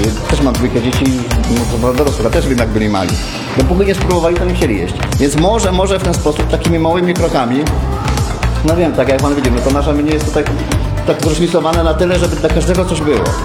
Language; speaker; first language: Polish; native; Polish